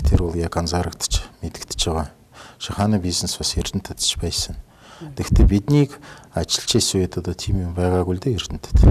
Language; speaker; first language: Mongolian; non-native, fluent; Russian